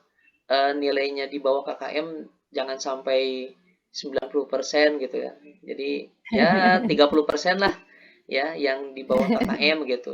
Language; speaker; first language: Indonesian; native; Indonesian